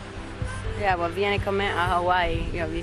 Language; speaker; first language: Italian; non-native, learner; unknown